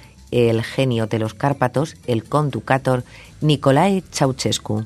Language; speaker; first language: Spanish; native; Spanish